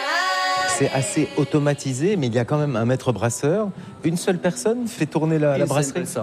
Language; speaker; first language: French; native; French